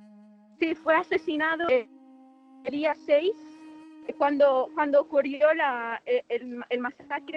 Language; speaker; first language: Spanish; non-native, fluent; Arabic